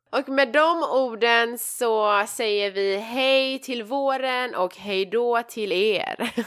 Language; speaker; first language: Swedish; early bilingual, other home language; Persian